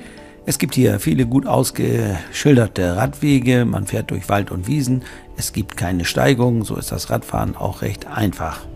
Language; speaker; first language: German; native; German